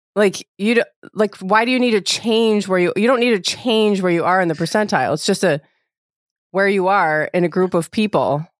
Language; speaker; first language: English; native; English